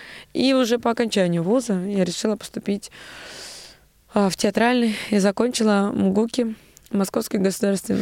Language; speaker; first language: Russian; native; Russian